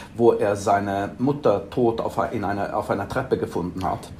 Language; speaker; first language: German; non-native, fluent; Swedish